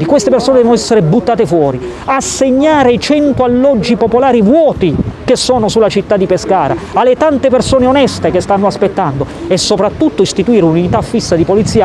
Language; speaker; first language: Italian; native; Italian